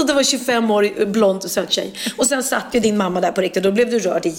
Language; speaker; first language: Swedish; native; Swedish